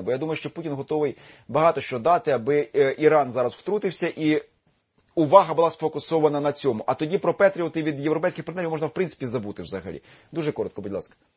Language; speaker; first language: Ukrainian; native; Ukrainian